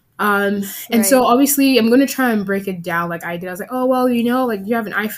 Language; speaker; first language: English; native; English